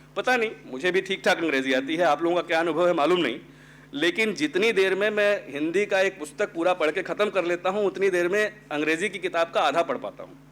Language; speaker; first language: Hindi; native; Hindi